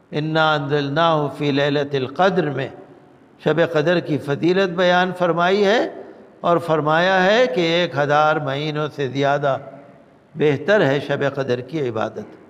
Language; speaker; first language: Urdu; native; Urdu